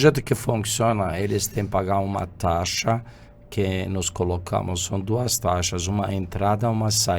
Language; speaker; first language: Portuguese; non-native, fluent; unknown